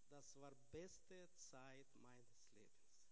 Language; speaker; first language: German; non-native, learner; Russian